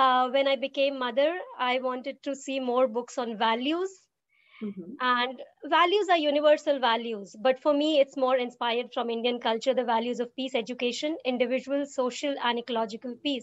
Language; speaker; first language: English; non-native, local second language; Hindi